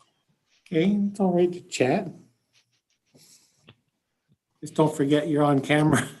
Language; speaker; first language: English; native; English